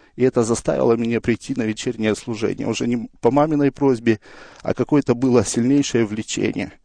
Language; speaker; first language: Russian; native; Russian